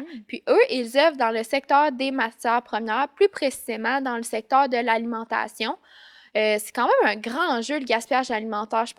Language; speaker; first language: French; native; French